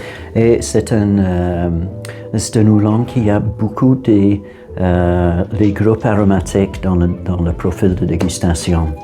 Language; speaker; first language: French; non-native, fluent; English